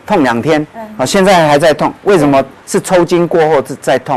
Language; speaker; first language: Chinese; native; Chinese